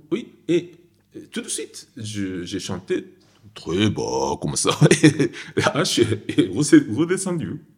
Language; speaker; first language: French; non-native, fluent; Japanese